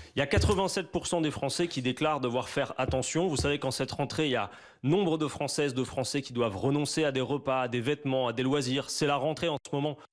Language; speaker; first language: French; native; French